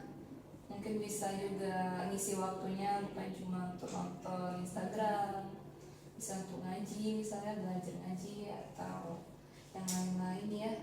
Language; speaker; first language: Indonesian; native; Indonesian